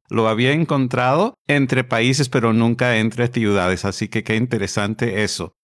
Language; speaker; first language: Spanish; non-native, fluent; English